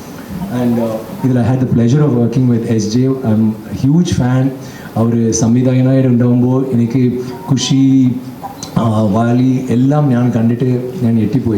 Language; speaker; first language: Malayalam; non-native, local second language; Tamil